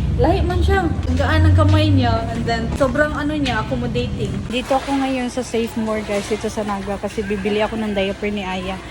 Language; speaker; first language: Filipino; non-native, local second language; Cebuano